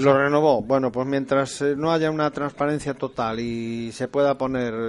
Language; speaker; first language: Spanish; native; Spanish